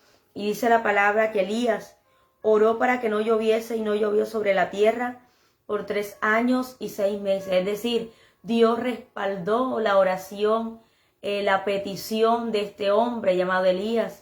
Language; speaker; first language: Spanish; native; Spanish